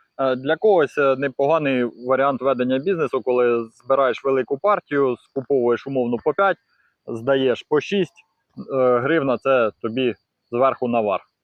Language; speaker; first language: Ukrainian; native; Ukrainian